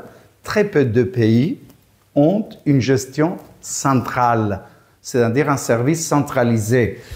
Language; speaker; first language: French; non-native, fluent; Greek